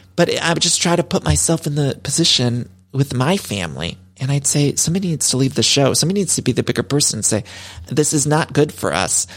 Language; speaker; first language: English; early bilingual, other home language; Italian